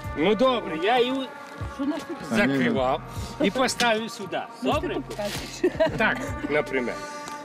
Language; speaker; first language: Ukrainian; non-native, learner; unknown